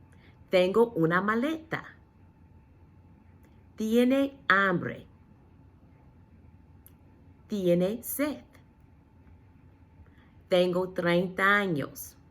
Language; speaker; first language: Spanish; non-native, fluent; English